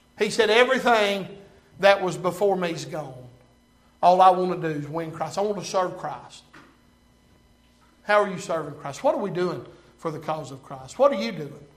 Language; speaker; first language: English; native; English